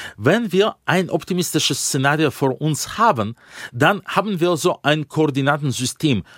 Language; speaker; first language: German; non-native, fluent; Russian